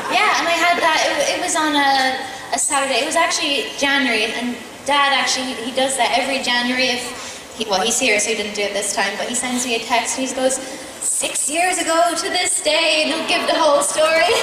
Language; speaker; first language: English; native; English